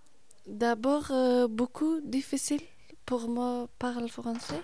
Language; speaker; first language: French; non-native, learner; Persian